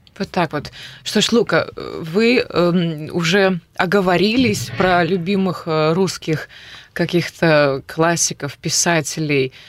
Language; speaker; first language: Russian; native; Russian